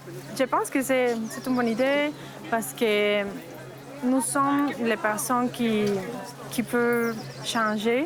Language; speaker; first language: French; non-native, fluent; Spanish